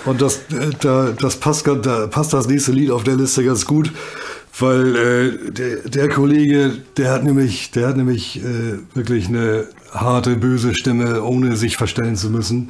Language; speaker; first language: German; native; German